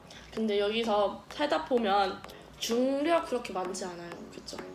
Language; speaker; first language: Korean; non-native, learner; Chinese